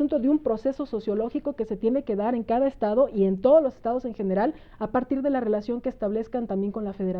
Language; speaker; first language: Spanish; native; Spanish